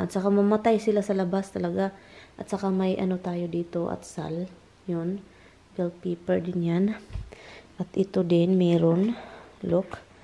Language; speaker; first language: Filipino; non-native, local second language; Cebuano